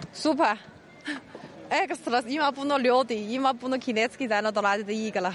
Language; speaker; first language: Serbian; non-native, learner; Chinese